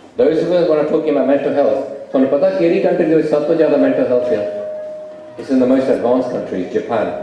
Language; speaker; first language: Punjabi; early bilingual, heritage; Punjabi